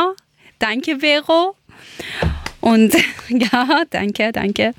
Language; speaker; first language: German; non-native, learner; Persian